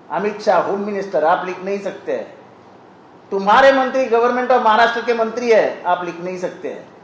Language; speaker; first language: Hindi; non-native, local second language; Marathi